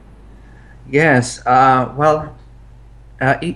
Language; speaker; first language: English; native; English